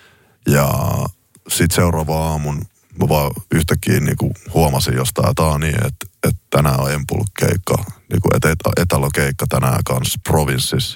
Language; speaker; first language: Finnish; native; Finnish